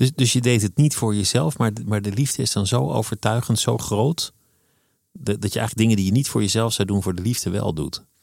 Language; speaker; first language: Dutch; native; Dutch